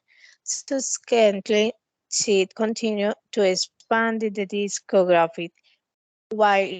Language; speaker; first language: English; non-native, learner; Spanish